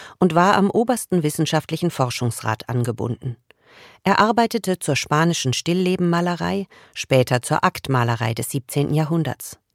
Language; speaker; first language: German; native; German